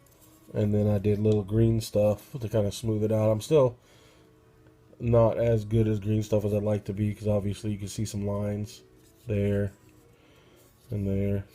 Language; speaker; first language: English; native; English